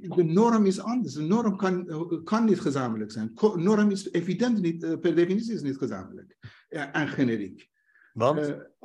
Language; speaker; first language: Dutch; non-native, fluent; Persian